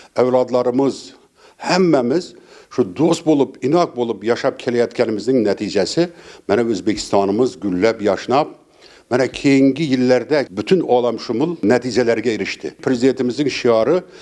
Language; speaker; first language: Uzbek; non-native, local second language; Turkmen